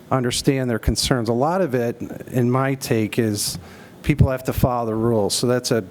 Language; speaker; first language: English; native; English